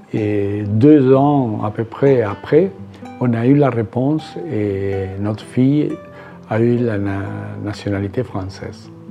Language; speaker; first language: French; non-native, fluent; Spanish